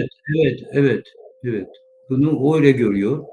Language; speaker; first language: Turkish; non-native, learner; Japanese